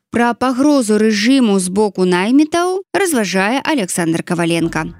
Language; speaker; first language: Belarusian; native; Belarusian